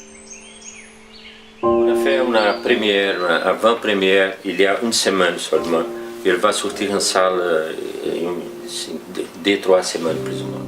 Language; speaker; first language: French; non-native, fluent; Portuguese